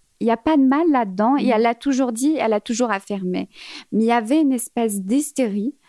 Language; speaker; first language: French; early bilingual, other home language; Arabic